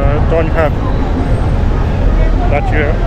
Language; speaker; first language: English; non-native, learner; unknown